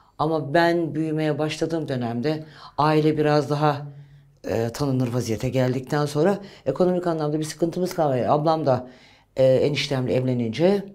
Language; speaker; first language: Turkish; native; Turkish